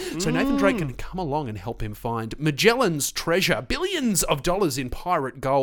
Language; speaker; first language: English; native; English